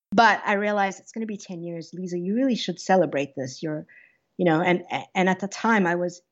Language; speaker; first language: English; native; English